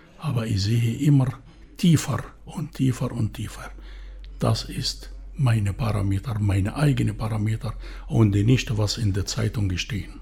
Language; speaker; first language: German; non-native, fluent; Arabic